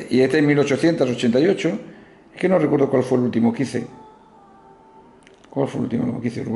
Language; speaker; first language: Spanish; native; Spanish